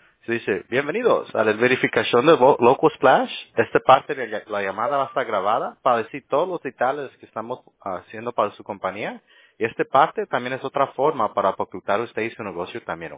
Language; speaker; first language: Spanish; early bilingual, heritage; Spanish